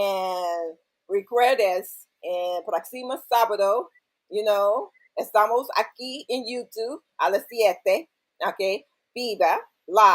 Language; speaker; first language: Spanish; non-native, learner; English